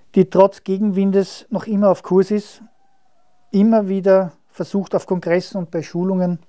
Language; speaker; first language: German; native; German